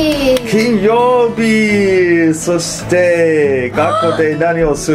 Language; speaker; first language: Japanese; non-native, learner; English